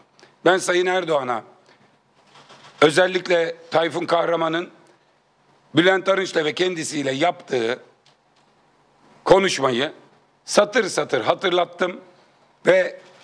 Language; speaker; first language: Turkish; native; Turkish